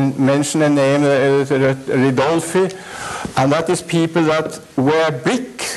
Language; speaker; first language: English; non-native, fluent; Norwegian